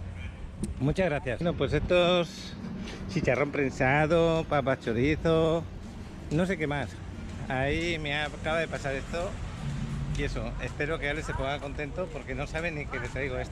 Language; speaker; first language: Spanish; native; Spanish